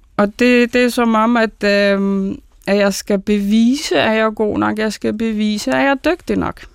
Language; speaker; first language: Danish; early bilingual, other home language; Arabic